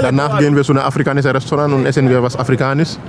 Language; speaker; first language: German; non-native, learner; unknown